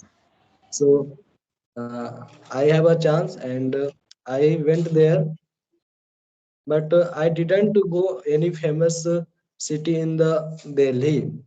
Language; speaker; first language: English; non-native, learner; Hindi